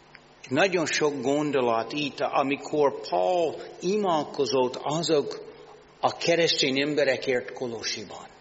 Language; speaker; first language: Hungarian; non-native, learner; English